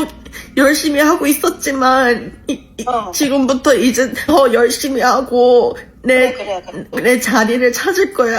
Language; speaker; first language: Korean; early bilingual, heritage; Korean